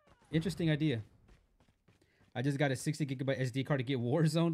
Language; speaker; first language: English; native; English